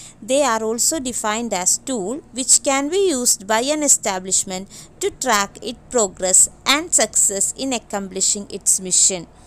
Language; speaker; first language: English; non-native, local second language; Malayalam